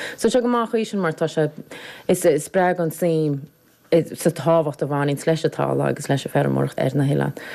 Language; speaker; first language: Irish; native; Irish